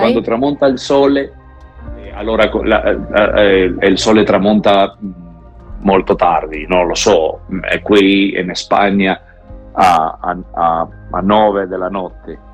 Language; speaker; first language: Italian; non-native, learner; Spanish